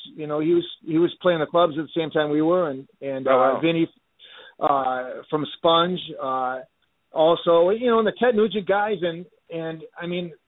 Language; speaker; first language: English; native; English